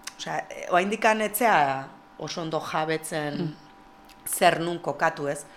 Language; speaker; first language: Basque; native; Basque